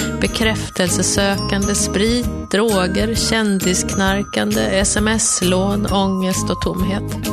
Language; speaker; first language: Swedish; native; Swedish